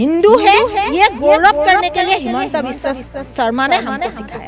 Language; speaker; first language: Hindi; non-native, local second language; Assamese